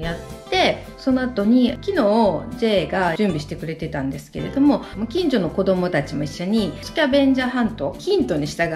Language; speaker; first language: Japanese; native; Japanese